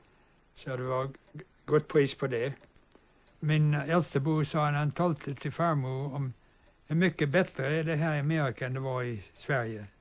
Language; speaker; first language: Swedish; early bilingual, heritage; English